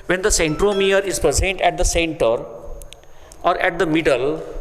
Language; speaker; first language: English; non-native, local second language; Marathi